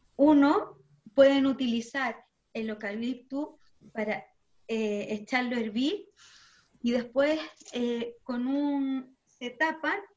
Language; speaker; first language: Spanish; native; Spanish